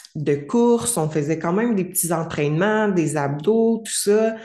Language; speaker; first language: French; native; French